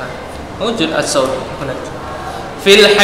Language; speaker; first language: Arabic; non-native, fluent; Indonesian